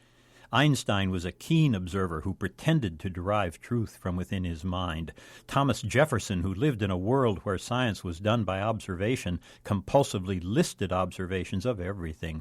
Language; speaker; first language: English; native; English